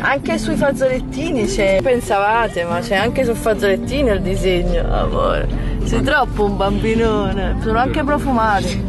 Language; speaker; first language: Italian; native; Italian